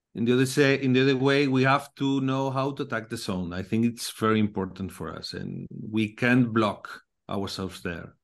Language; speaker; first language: English; non-native, learner; Spanish